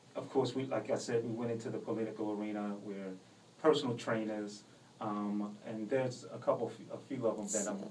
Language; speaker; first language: English; native; English